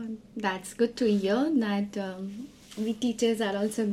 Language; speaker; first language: English; non-native, local second language; Gujarati